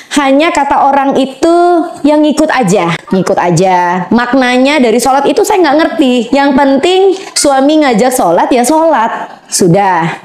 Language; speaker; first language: Indonesian; native; Indonesian